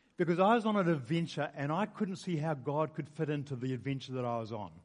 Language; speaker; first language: English; native; English